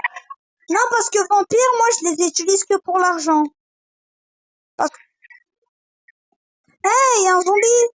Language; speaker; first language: French; native; French